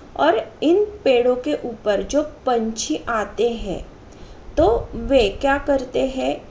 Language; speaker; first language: Hindi; non-native, local second language; Marathi